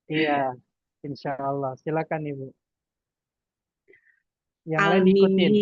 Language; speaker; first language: Indonesian; native; Indonesian